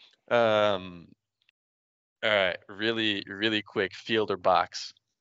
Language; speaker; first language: English; non-native, fluent; French